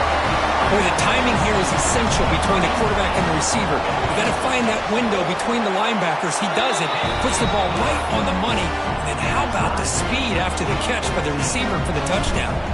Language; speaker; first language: English; native; English